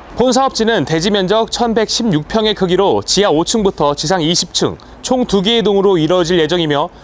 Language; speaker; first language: Korean; native; Korean